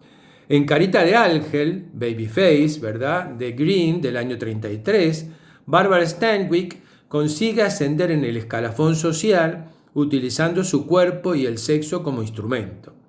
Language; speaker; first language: Spanish; native; Spanish